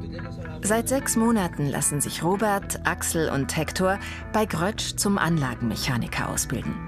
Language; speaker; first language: German; native; German